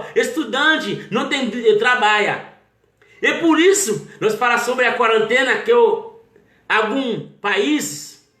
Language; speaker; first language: Portuguese; non-native, learner; Haitian Creole